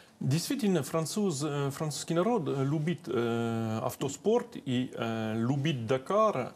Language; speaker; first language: Russian; non-native, learner; French